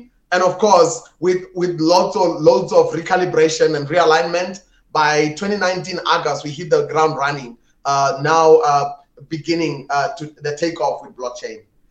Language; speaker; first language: English; non-native, local second language; Tswana